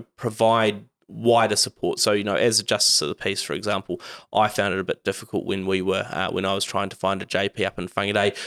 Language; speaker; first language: English; native; English